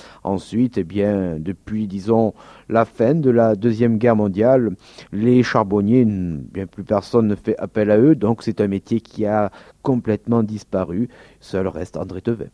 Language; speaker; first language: French; native; French